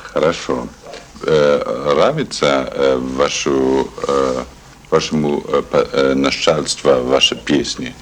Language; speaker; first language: Russian; non-native, learner; German